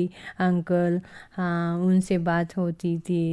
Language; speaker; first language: Hindi; non-native, fluent; Japanese